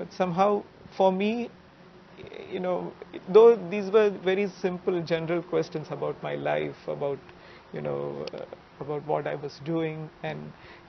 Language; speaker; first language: English; non-native, local second language; Malayalam